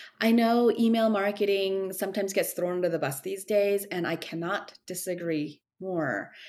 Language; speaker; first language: English; early bilingual, other home language; Korean